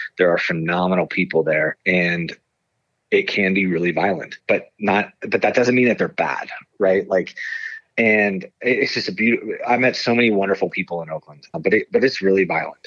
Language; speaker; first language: English; native; English